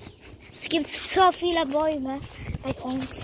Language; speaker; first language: German; non-native, learner; Arabic